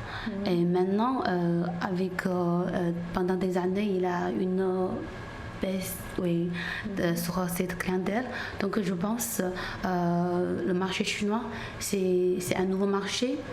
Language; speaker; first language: French; non-native, learner; Chinese